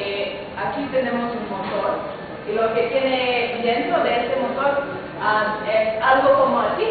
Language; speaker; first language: Spanish; non-native, fluent; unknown